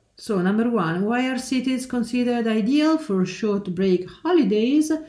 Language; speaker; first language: English; non-native, fluent; Italian